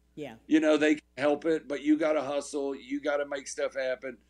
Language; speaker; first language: English; native; English